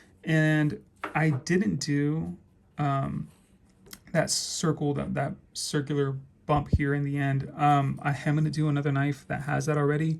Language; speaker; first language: English; native; English